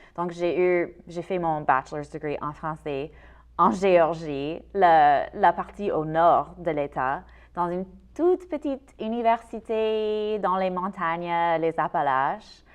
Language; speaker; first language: French; non-native, fluent; English